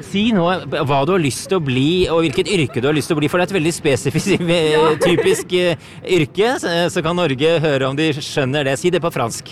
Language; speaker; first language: Norwegian; native; Norwegian